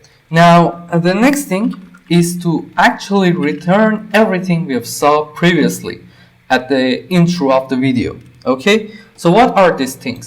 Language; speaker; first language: English; non-native, fluent; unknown